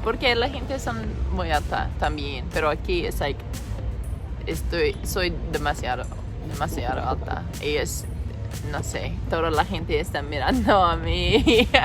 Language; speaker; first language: Spanish; non-native, learner; English